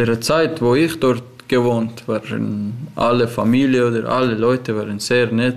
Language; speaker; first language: German; non-native, learner; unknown